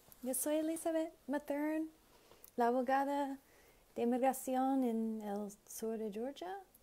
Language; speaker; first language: Spanish; non-native, learner; English